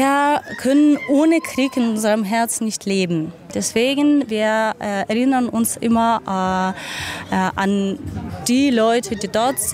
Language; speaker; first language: German; non-native, fluent; Ukrainian